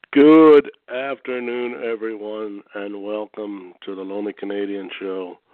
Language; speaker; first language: English; native; English